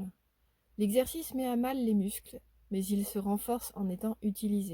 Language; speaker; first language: French; native; French